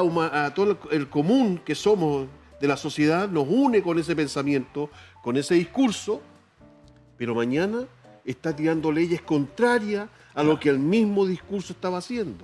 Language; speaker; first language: Spanish; native; Spanish